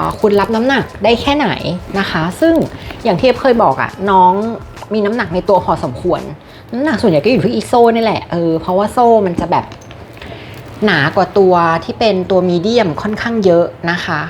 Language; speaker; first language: Thai; native; Thai